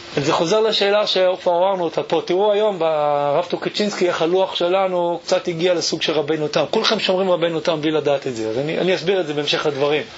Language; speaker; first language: Hebrew; early bilingual, other home language; English